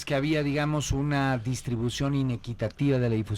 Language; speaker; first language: Spanish; native; Spanish